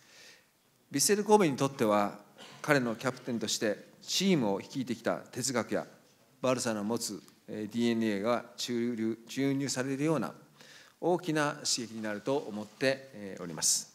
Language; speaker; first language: Japanese; native; Japanese